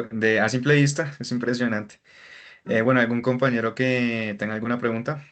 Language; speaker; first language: Spanish; native; Spanish